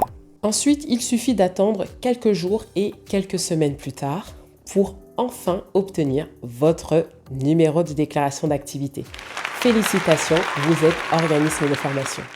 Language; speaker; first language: French; native; French